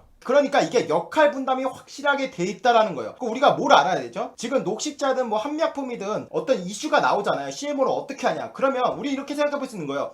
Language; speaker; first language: Korean; native; Korean